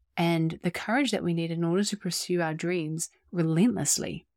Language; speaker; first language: English; native; English